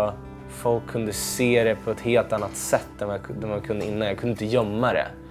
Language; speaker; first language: Swedish; native; Swedish